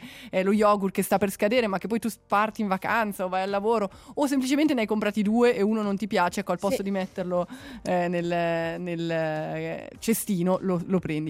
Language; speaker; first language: Italian; native; Italian